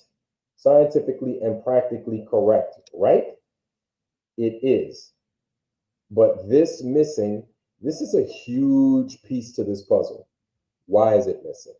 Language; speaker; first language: English; native; English